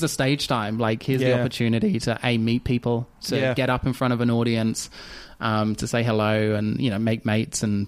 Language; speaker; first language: English; native; English